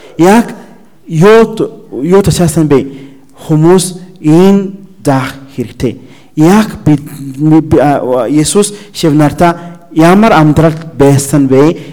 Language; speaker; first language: Mongolian; non-native, learner; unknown